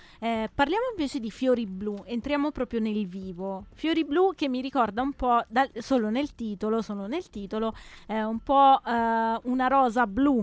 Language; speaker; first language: Italian; native; Italian